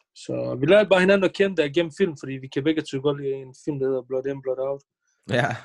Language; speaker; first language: Danish; early bilingual, other home language; Bosnian